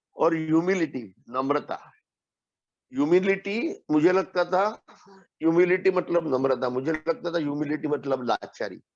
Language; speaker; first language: Hindi; non-native, local second language; Marathi